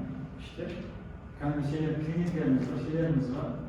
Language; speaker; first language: Turkish; non-native, learner; Kazakh